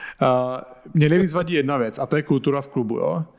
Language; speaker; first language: Czech; native; Czech